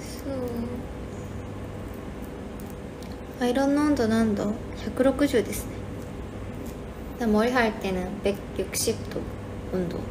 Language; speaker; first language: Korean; non-native, fluent; Japanese